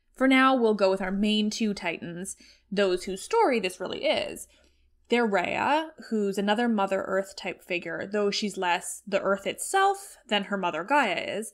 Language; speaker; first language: English; native; English